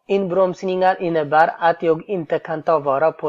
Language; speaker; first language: Swedish; non-native, fluent; Tigrinya